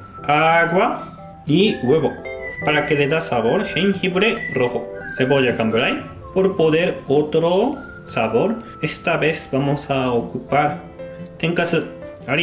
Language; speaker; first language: Spanish; non-native, learner; Japanese